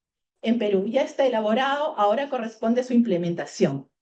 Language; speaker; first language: Spanish; native; Spanish